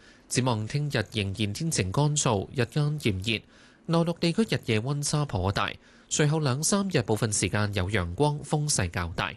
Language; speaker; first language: Chinese; non-native, local second language; Cantonese